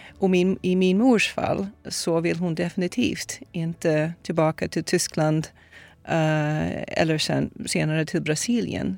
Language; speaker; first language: Swedish; non-native, fluent; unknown